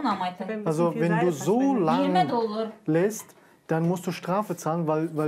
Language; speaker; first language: German; non-native, fluent; Uzbek